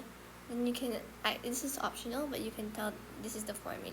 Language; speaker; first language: English; non-native, local second language; Malay